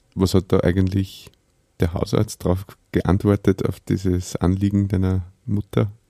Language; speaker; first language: German; native; German